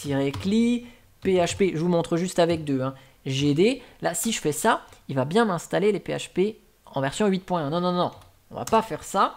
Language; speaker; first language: French; native; French